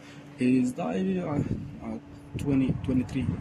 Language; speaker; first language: English; non-native, learner; Arabic